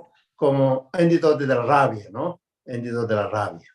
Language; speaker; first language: Spanish; non-native, learner; Tibetan